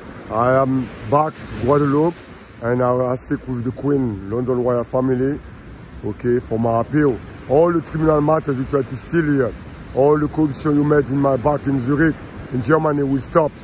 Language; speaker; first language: English; non-native, learner; French